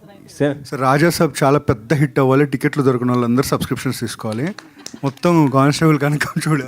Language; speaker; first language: Telugu; native; Telugu